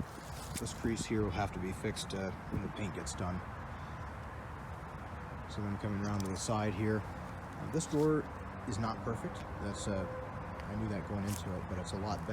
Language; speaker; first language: English; native; English